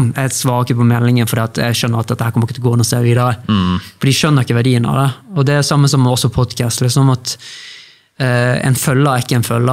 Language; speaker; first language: Norwegian; native; Norwegian